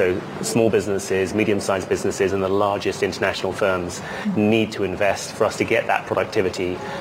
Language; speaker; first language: English; native; English